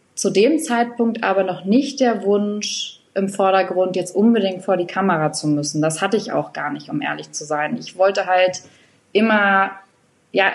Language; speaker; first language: German; native; German